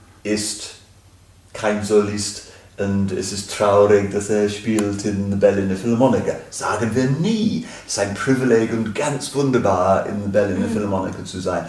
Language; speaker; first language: German; non-native, fluent; English